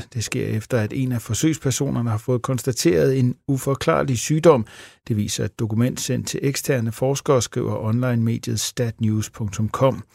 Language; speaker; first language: Danish; native; Danish